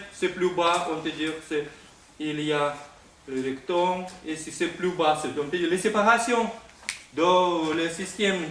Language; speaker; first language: French; non-native, fluent; Russian